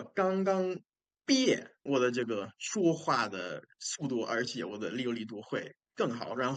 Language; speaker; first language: Chinese; non-native, fluent; English